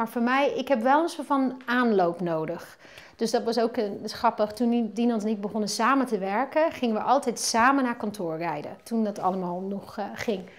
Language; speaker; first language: Dutch; non-native, fluent; English